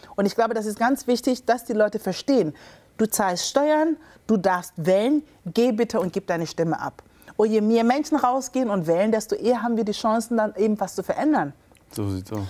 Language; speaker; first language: German; early bilingual, other home language; Akan